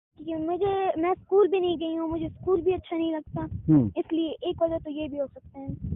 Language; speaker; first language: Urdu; non-native, local second language; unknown